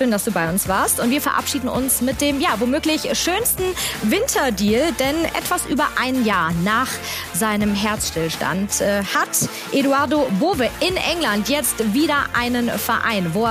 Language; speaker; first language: German; native; German